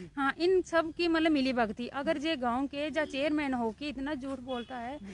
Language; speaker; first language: Hindi; native; Hindi